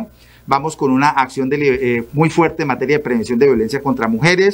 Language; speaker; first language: Spanish; native; Spanish